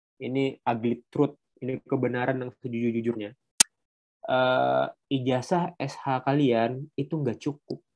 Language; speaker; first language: Indonesian; non-native, local second language; Banjar